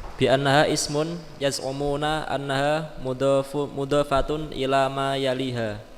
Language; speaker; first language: Arabic; non-native, learner; Indonesian